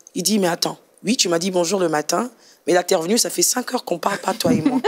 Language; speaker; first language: French; non-native, local second language; Lingala